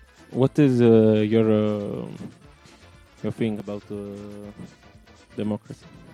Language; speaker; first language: English; non-native, learner; Italian